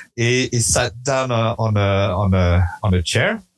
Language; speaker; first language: English; non-native, fluent; French